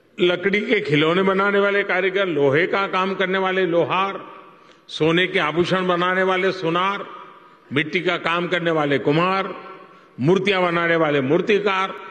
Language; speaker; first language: Hindi; non-native, local second language; Gujarati